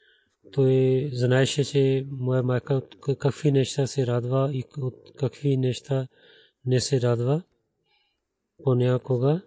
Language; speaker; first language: Bulgarian; non-native, learner; Urdu